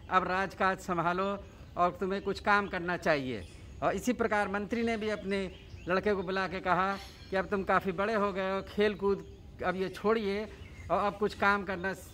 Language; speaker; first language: Hindi; native; Hindi